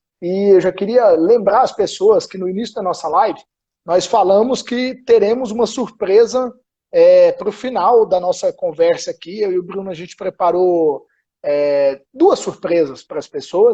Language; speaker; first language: Portuguese; native; Portuguese